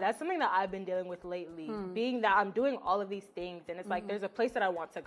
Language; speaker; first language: English; native; English